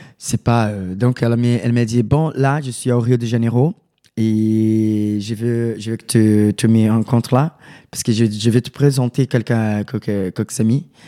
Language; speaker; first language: French; non-native, learner; Portuguese